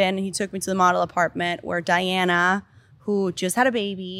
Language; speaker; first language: English; non-native, fluent; Danish